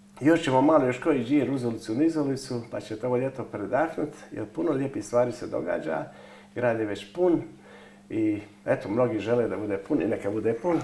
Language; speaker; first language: Croatian; native; Croatian